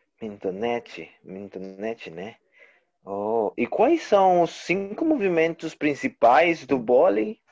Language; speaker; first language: Portuguese; non-native, learner; Spanish